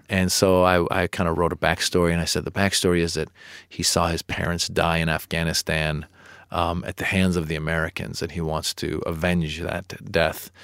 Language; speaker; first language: English; early bilingual, other home language; Persian